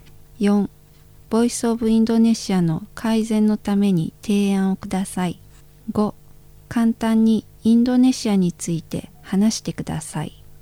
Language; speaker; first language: Japanese; non-native, fluent; Indonesian